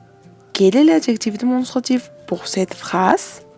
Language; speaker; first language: French; non-native, fluent; Spanish